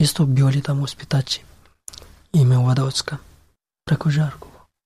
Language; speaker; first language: Serbian; non-native, learner; Pashto